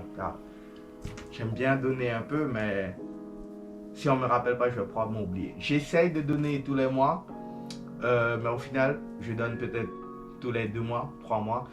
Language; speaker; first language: French; non-native, fluent; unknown